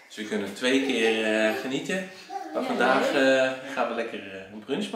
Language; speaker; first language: Dutch; native; Dutch